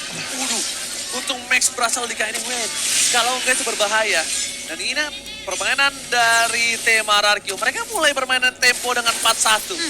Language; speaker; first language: Indonesian; native; Indonesian